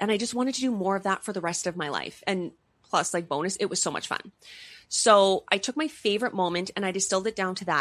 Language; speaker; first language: English; native; English